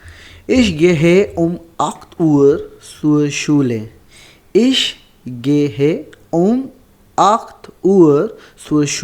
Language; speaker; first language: German; non-native, learner; Urdu